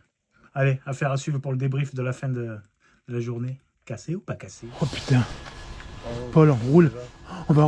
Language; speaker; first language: French; native; French